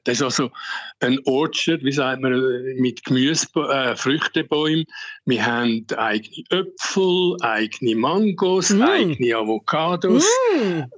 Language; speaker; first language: German; native; German